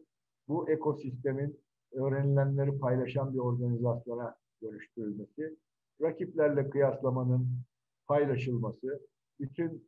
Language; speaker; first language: Turkish; native; Turkish